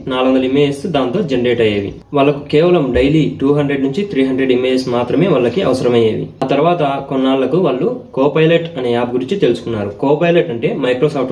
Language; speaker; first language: Telugu; native; Telugu